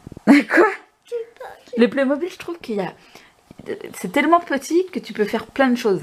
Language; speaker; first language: French; native; French